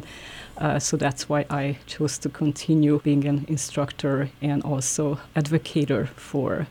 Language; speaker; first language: English; non-native, fluent; Hungarian